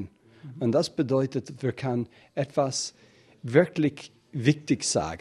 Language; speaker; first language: German; non-native, fluent; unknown